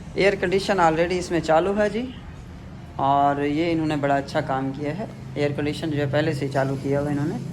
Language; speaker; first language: Urdu; non-native, local second language; Saraiki